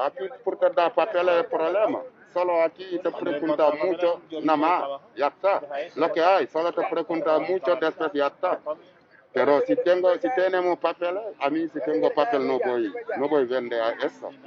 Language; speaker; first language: Spanish; non-native, learner; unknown